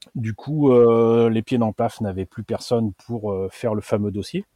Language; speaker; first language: French; native; French